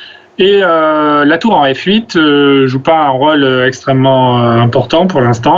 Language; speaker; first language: French; native; French